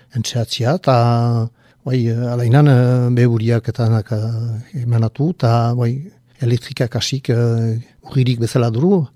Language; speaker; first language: Basque; native; Basque